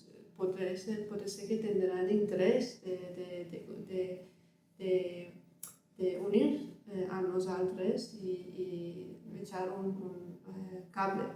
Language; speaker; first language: Catalan; non-native, learner; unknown